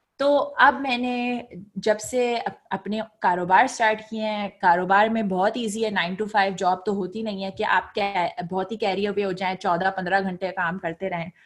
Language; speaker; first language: Urdu; native; Urdu